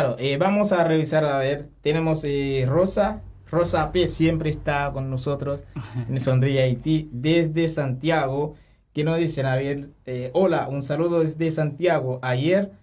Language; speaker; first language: Spanish; non-native, learner; Haitian Creole